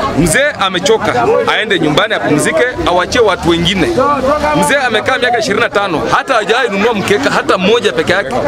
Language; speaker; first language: Swahili; non-native, local second language; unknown